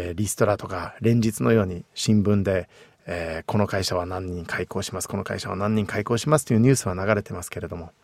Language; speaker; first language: Japanese; non-native, fluent; English